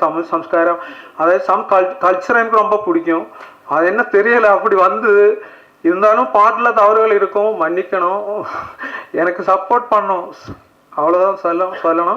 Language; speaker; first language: Tamil; non-native, learner; Malayalam